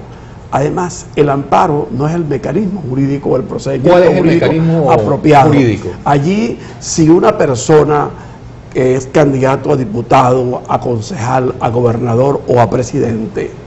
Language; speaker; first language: Spanish; native; Spanish